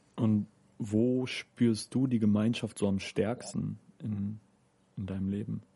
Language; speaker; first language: German; native; German